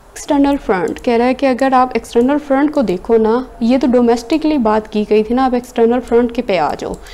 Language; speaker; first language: Urdu; native; Urdu